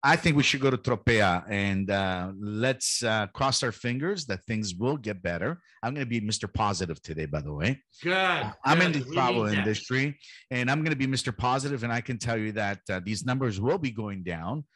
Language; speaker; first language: English; early bilingual, heritage; Italian